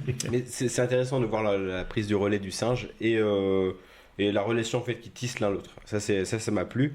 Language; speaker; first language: French; native; French